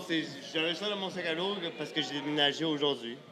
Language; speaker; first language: French; native; French